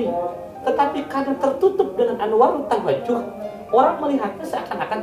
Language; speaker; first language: Indonesian; native; Indonesian